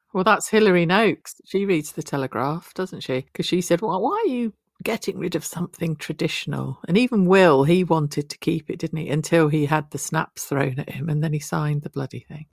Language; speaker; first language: English; native; English